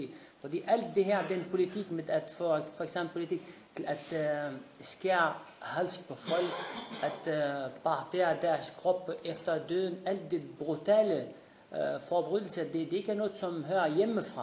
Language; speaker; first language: Danish; non-native, fluent; Arabic